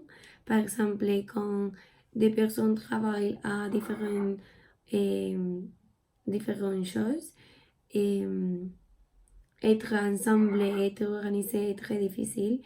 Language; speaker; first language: French; non-native, learner; Spanish